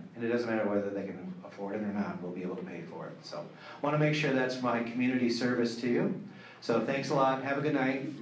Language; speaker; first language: English; native; English